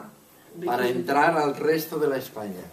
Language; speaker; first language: Spanish; non-native, local second language; Catalan